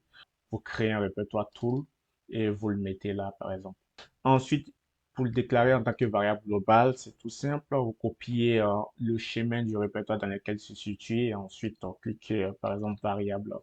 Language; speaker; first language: French; native; French